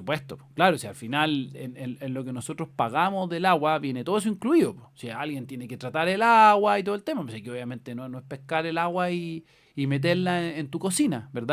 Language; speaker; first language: Spanish; native; Spanish